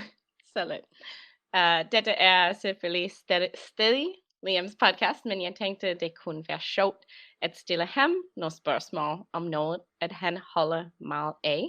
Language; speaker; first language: Danish; non-native, learner; English